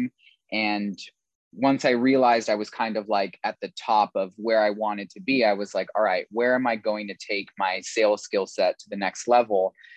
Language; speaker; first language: English; native; English